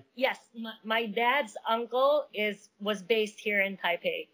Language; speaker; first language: English; non-native, local second language; Min Nan Chinese